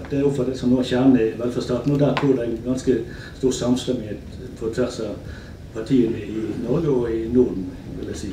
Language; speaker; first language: Norwegian; native; Norwegian